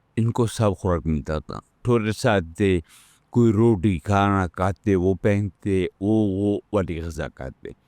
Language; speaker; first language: Urdu; non-native, local second language; Pashto